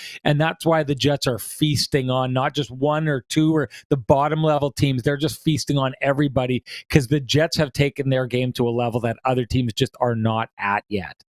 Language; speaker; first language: English; native; English